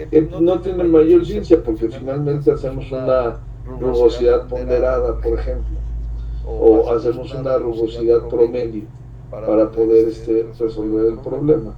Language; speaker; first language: Spanish; native; Spanish